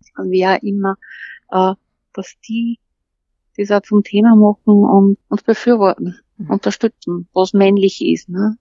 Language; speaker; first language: German; native; German